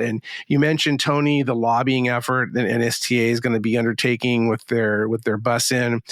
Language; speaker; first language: English; native; English